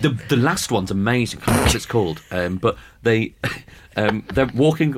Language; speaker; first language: English; early bilingual, other home language; Spanish